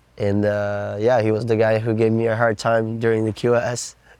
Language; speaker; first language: English; non-native, fluent; Portuguese